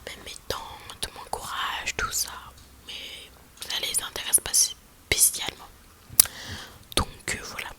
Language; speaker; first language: French; native; French